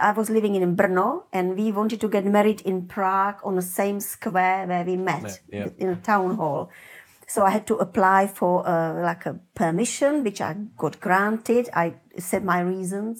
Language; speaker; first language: English; non-native, fluent; Czech